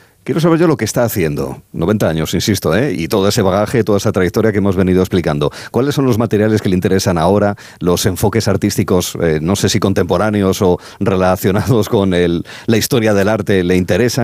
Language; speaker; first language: Spanish; native; Spanish